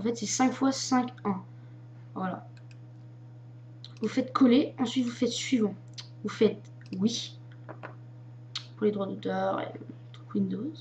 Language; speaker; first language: French; native; French